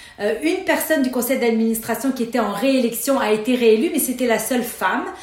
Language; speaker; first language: French; non-native, local second language; Arabic